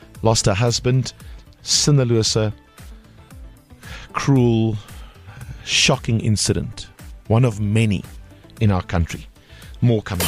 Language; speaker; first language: English; non-native, local second language; Afrikaans